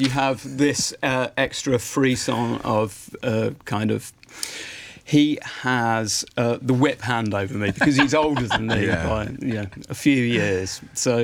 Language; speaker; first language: English; native; English